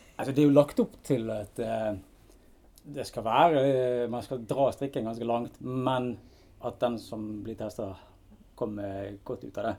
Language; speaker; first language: Norwegian; native; Norwegian